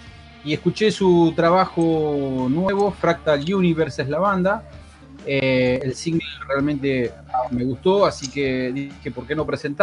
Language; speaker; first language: Spanish; native; Spanish